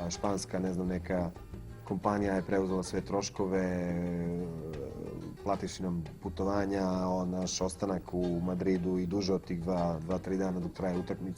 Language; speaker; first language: Bosnian; native; Bosnian